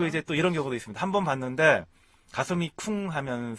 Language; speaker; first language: Korean; native; Korean